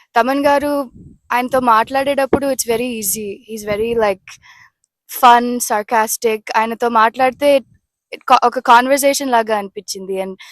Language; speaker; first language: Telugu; early bilingual, heritage; Telugu